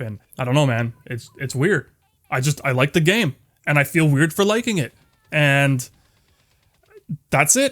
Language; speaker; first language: English; native; English